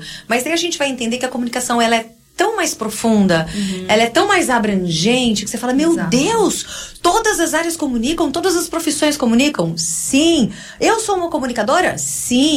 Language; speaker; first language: Portuguese; native; Portuguese